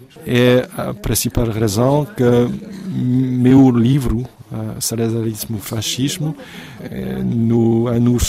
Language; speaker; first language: Portuguese; non-native, fluent; French